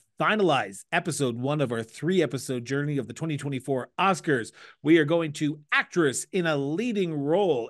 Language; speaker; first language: English; native; English